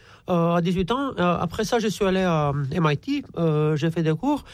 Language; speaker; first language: French; non-native, fluent; Romanian